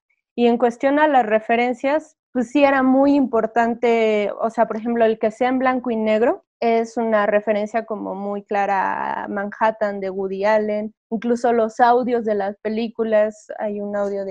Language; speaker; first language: Spanish; native; Spanish